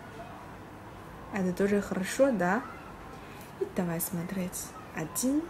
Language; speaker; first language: Russian; non-native, learner; Chinese